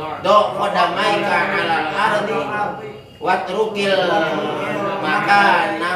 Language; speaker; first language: Arabic; non-native, learner; Indonesian